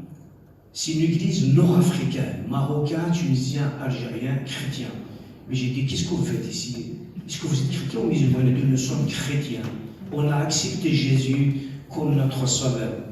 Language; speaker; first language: French; non-native, local second language; Kabyle